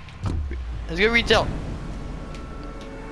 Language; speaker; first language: English; non-native, learner; French